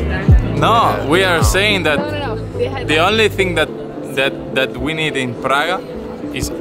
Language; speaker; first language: English; non-native, learner; Spanish